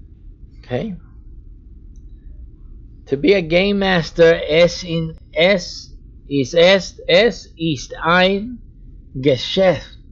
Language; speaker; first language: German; non-native, learner; English